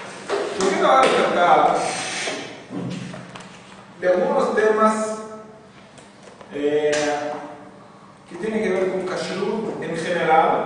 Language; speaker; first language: Spanish; non-native, fluent; Portuguese